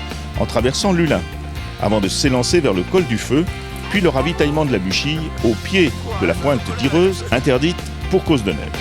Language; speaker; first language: French; native; French